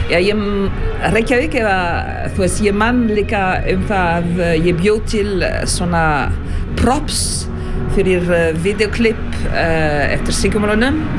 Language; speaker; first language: Icelandic; non-native, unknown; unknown